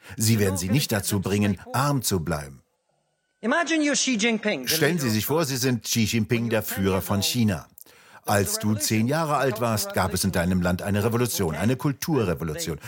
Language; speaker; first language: German; non-native, fluent; Russian